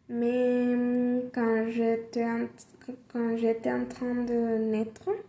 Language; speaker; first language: French; non-native, learner; Spanish